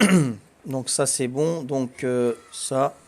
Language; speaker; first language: French; native; French